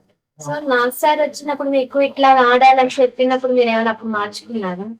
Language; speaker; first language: Telugu; native; Telugu